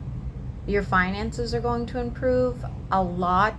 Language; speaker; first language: English; native; English